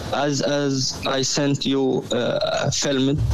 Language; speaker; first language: English; non-native, learner; Arabic